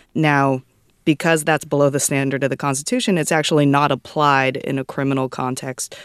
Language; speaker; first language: English; native; English